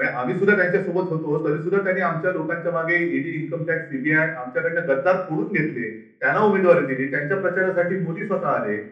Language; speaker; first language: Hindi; non-native, local second language; Marathi